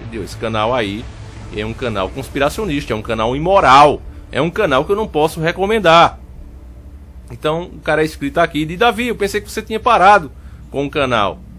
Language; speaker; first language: Portuguese; native; Portuguese